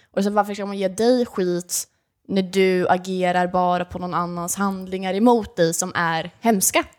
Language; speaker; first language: Swedish; native; Swedish